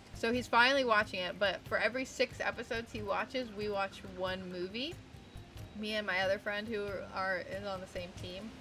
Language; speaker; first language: English; native; English